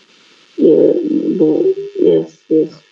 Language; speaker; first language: English; non-native, learner; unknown